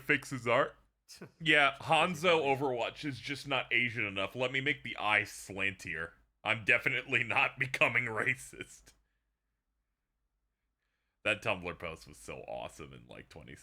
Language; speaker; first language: English; native; English